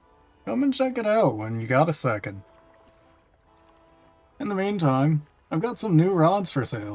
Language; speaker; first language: English; native; English